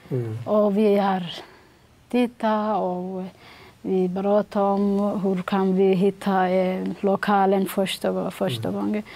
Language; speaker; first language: Swedish; non-native, learner; Somali